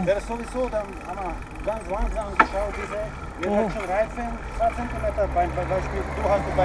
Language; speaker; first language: German; non-native, learner; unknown